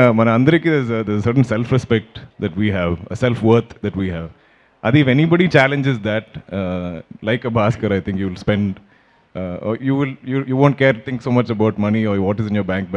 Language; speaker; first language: Telugu; non-native, learner; Malayalam